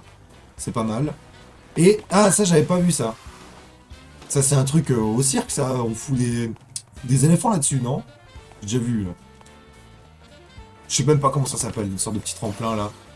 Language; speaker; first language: French; native; French